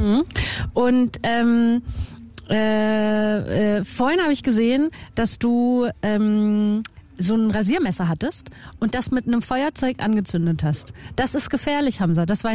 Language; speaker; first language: German; native; German